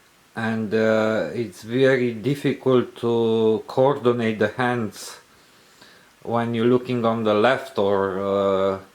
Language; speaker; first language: English; non-native, learner; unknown